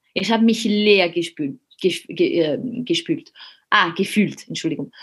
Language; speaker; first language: German; non-native, fluent; French